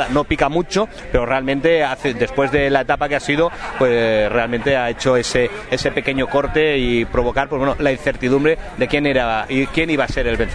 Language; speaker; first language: Spanish; native; Spanish